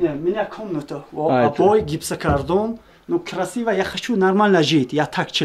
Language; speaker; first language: Russian; non-native, local second language; Uzbek